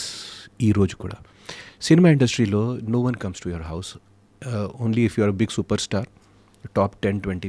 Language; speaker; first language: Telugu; non-native, fluent; Hindi